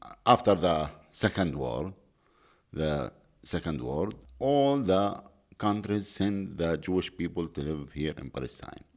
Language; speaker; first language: English; non-native, learner; Arabic